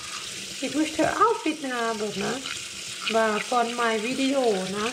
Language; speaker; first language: German; non-native, learner; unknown